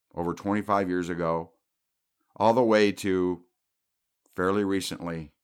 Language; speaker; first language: English; native; English